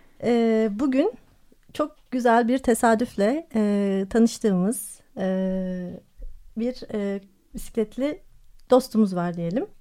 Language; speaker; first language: Turkish; native; Turkish